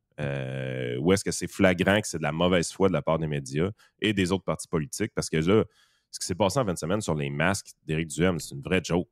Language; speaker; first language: French; native; French